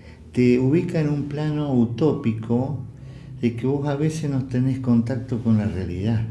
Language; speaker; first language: Spanish; native; Spanish